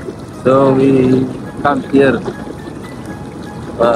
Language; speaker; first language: English; non-native, learner; Indonesian